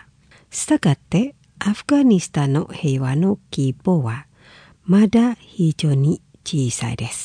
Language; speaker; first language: Japanese; non-native, fluent; Indonesian